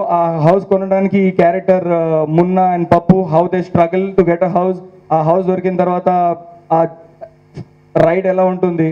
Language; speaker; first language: Telugu; non-native, local second language; Hindi